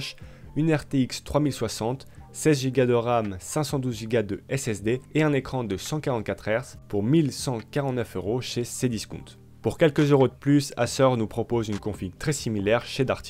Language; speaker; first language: French; native; French